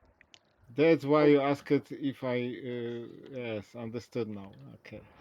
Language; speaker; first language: English; non-native, learner; Polish